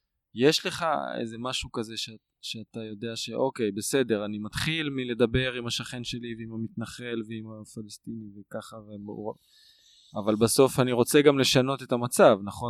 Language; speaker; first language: Hebrew; native; Hebrew